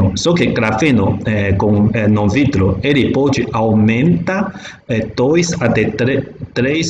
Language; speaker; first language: Portuguese; non-native, learner; Chinese